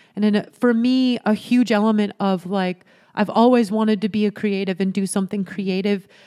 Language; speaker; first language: English; native; English